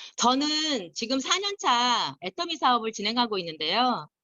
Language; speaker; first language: Korean; native; Korean